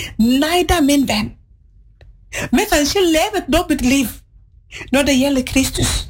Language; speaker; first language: Norwegian; non-native, fluent; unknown